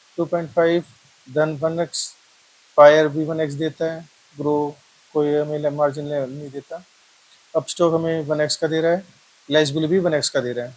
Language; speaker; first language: Hindi; native; Hindi